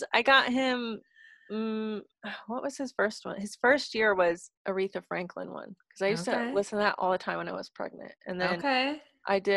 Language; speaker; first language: English; native; English